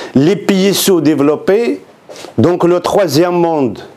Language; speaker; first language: French; non-native, local second language; Arabic